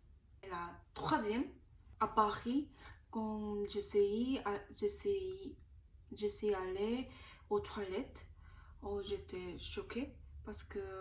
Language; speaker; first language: French; non-native, learner; Korean